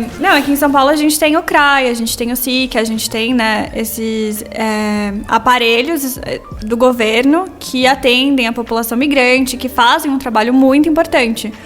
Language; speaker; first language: Portuguese; native; Portuguese